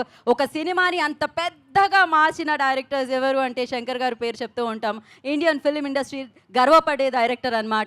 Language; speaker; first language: Telugu; native; Telugu